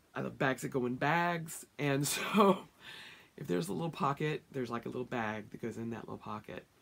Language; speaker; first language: English; native; English